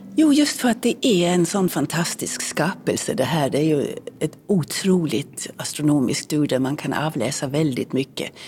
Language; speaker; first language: Swedish; early bilingual, heritage; Swedish